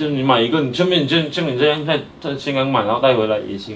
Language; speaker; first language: Chinese; native; Chinese